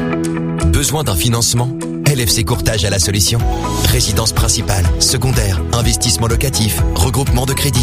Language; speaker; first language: French; native; French